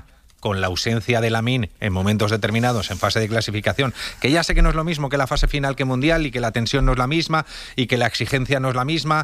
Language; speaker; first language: Spanish; native; Spanish